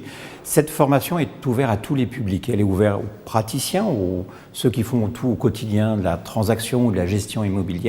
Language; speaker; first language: French; native; French